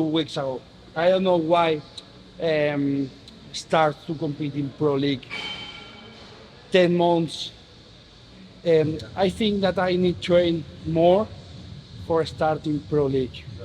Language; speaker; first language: English; non-native, learner; Spanish